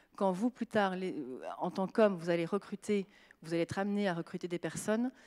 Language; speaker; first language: French; native; French